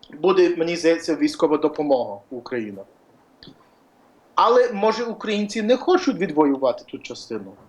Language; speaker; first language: Ukrainian; early bilingual, heritage; Ukrainian